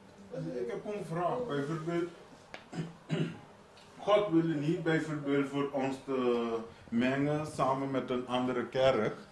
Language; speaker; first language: Dutch; non-native, learner; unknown